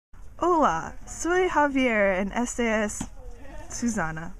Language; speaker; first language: Spanish; non-native, learner; English